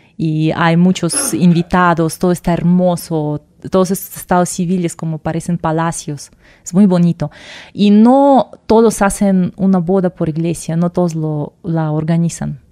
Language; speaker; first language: Spanish; non-native, fluent; Russian